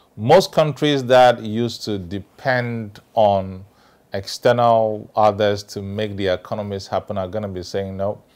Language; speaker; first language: English; non-native, local second language; Ewe